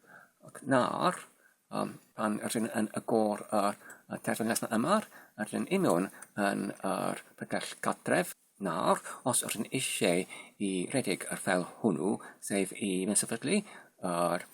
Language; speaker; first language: Welsh; non-native, learner; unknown